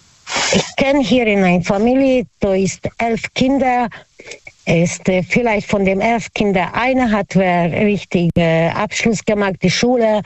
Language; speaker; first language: German; non-native, learner; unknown